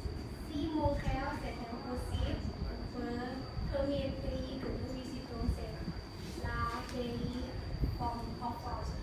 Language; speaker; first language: French; non-native, learner; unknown